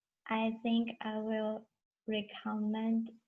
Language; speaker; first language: English; non-native, learner; Chinese